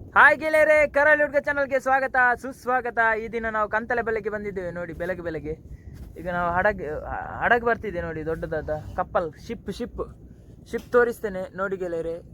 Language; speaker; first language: Kannada; non-native, local second language; Tulu